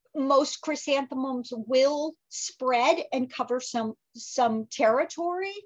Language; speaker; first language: English; native; English